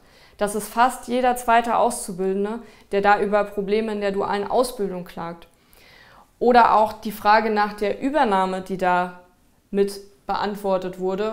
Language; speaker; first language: German; native; German